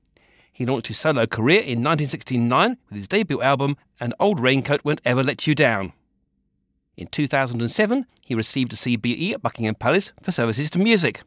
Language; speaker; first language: English; native; English